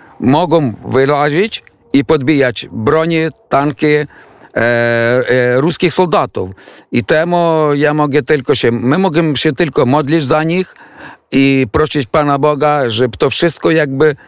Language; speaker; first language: Polish; non-native, fluent; Ukrainian